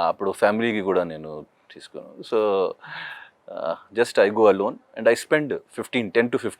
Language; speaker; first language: Telugu; non-native, local second language; Hindi